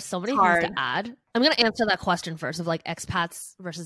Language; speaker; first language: English; early bilingual, other home language; Chinese